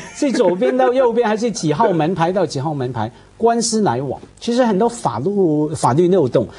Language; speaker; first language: Chinese; non-native, fluent; Cantonese